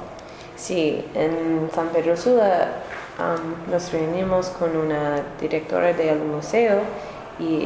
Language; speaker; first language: Spanish; non-native, learner; English